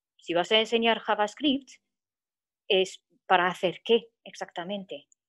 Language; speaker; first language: Spanish; non-native, fluent; French